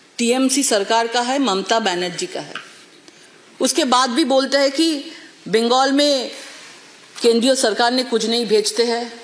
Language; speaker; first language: Hindi; native; Hindi